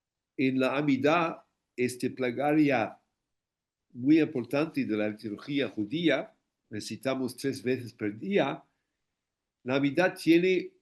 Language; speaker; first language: Spanish; non-native, fluent; English